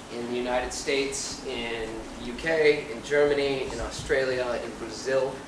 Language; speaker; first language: English; native; English